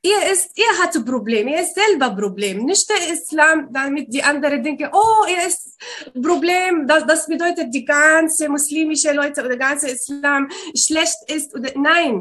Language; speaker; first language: German; non-native, learner; Arabic